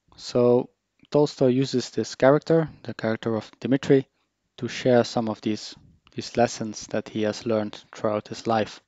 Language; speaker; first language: English; non-native, fluent; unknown